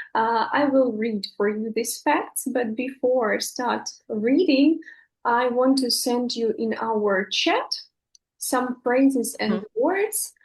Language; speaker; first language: English; non-native, fluent; Russian